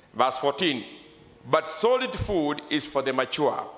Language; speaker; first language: English; non-native, local second language; Gusii